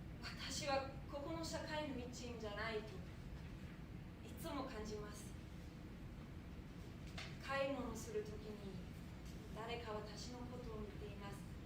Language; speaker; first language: Japanese; non-native, fluent; German